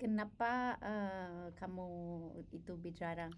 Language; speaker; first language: Indonesian; non-native, learner; Italian